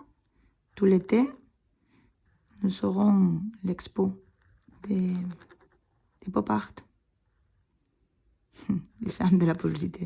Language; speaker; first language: French; non-native, fluent; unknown